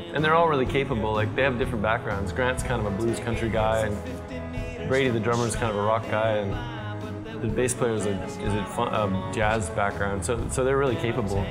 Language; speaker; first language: English; native; English